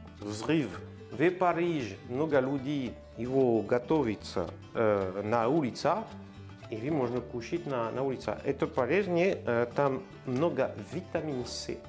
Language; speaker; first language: Russian; non-native, learner; French